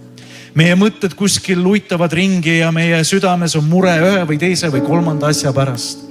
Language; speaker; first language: Estonian; native; Estonian